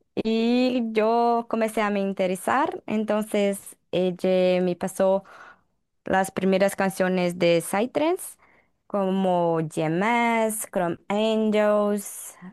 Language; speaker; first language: Spanish; non-native, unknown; Portuguese